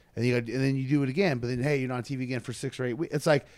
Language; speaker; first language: English; native; English